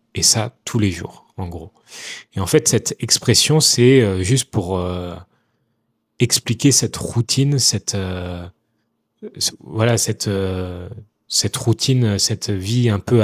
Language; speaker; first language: French; native; French